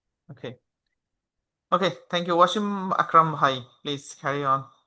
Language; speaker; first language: English; non-native, local second language; Bangla